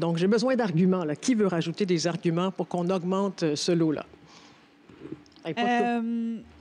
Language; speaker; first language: French; native; French